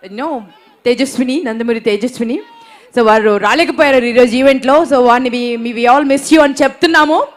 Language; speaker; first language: Telugu; native; Telugu